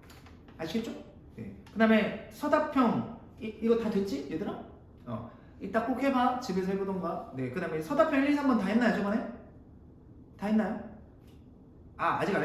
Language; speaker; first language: Korean; native; Korean